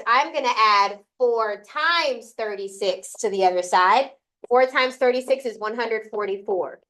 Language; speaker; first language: English; native; English